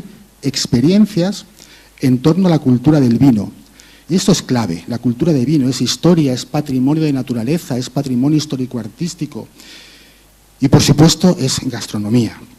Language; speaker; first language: Spanish; native; Spanish